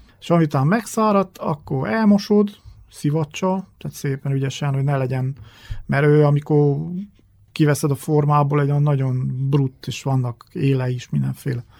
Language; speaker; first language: Hungarian; native; Hungarian